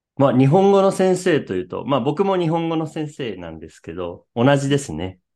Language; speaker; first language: Japanese; native; Japanese